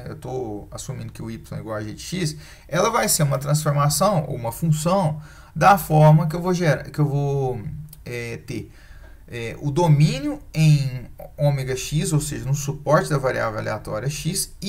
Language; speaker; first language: Portuguese; native; Portuguese